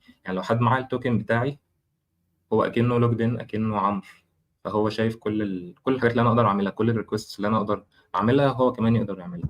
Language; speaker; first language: Arabic; native; Arabic